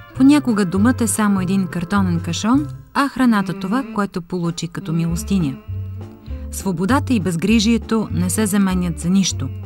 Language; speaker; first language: Bulgarian; native; Bulgarian